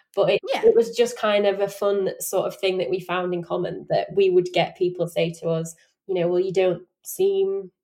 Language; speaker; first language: English; native; English